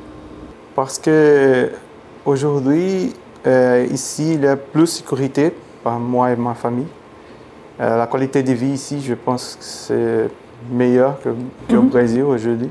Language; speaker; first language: French; non-native, learner; Portuguese